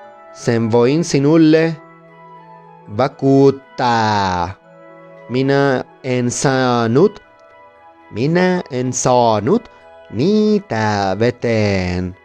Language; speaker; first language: Finnish; non-native, learner; Spanish